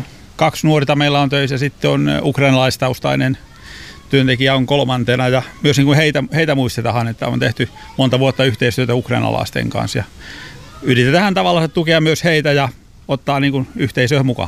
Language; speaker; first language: Finnish; native; Finnish